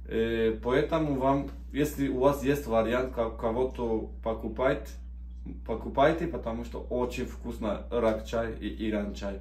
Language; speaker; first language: Russian; non-native, learner; Turkish